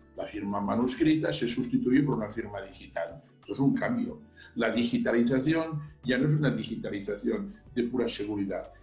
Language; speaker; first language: Spanish; non-native, local second language; Catalan